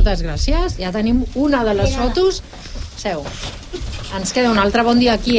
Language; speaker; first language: Catalan; native; Catalan